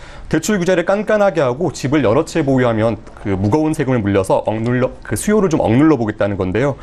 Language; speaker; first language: Korean; native; Korean